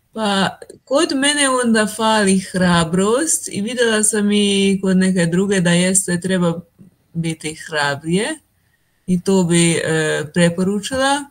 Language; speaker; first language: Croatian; non-native, local second language; Hungarian